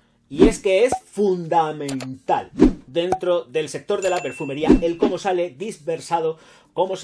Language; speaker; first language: Spanish; native; Spanish